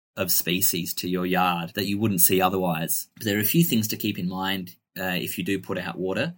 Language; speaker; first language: English; native; English